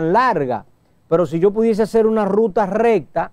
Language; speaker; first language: Spanish; native; Spanish